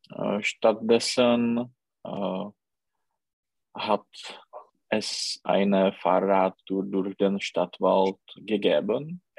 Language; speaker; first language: German; non-native, learner; Czech